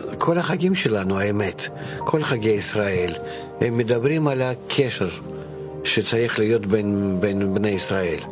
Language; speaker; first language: Hebrew; non-native, fluent; Russian